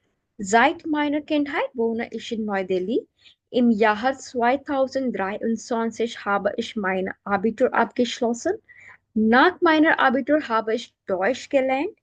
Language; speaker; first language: German; non-native, learner; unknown